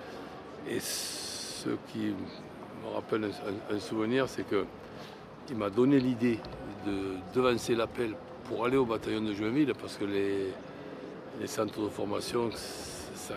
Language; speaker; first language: French; native; French